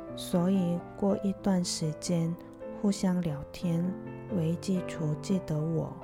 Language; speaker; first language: Chinese; non-native, fluent; Korean